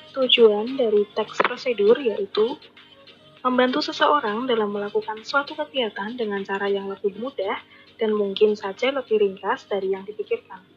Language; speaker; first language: Indonesian; native; Indonesian